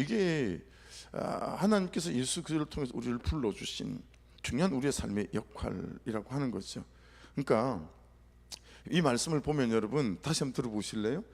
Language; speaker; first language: Korean; native; Korean